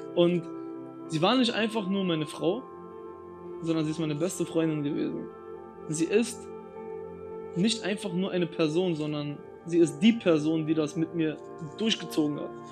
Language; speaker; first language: German; early bilingual, other home language; Albanian